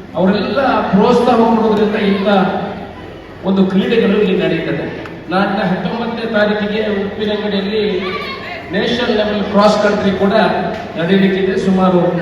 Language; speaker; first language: Kannada; native; Kannada